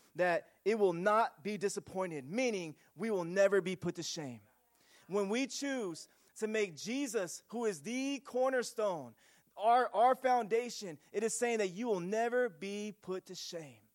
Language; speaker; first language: English; native; English